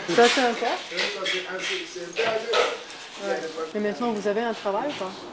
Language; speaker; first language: French; non-native, learner; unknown